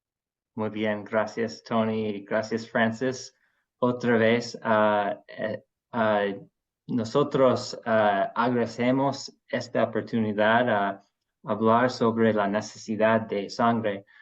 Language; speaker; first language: Spanish; non-native, fluent; English